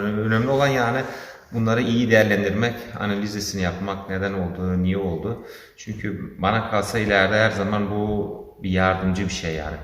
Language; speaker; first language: Turkish; early bilingual, heritage; Turkish